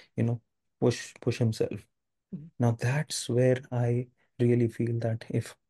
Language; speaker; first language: English; non-native, local second language; Hindi